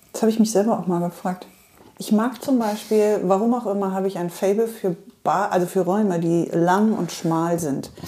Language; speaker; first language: German; native; German